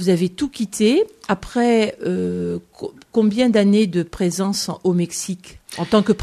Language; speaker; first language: French; native; French